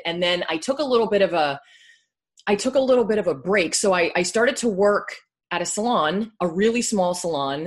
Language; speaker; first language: English; native; English